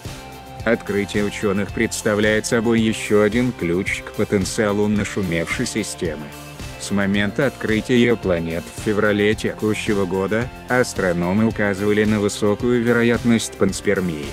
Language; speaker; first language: Russian; native; Russian